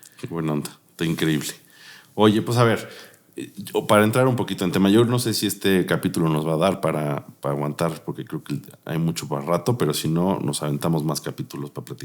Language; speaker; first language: Spanish; native; Spanish